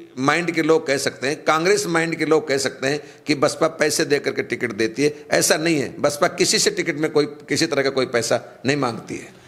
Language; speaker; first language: Hindi; native; Hindi